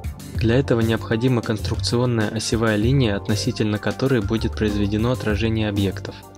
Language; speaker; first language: Russian; native; Russian